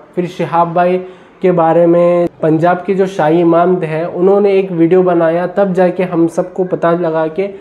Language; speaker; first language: Hindi; non-native, local second language; Urdu